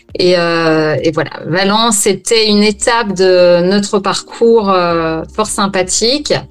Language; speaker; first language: French; native; French